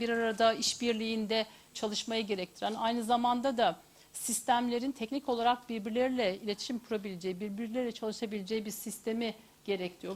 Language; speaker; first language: Turkish; native; Turkish